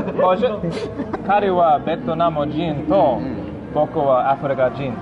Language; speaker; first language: Japanese; non-native, learner; English